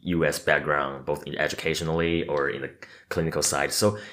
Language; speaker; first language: English; non-native, fluent; Chinese